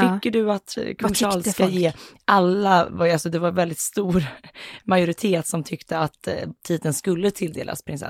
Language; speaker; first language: Swedish; native; Swedish